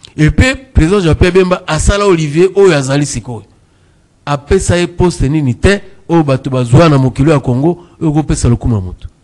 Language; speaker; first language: Lingala; native; Lingala